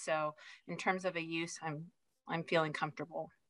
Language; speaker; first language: English; native; English